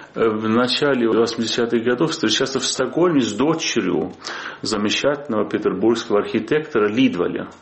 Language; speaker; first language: Russian; non-native, fluent; Swedish